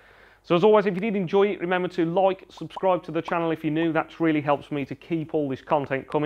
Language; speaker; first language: English; native; English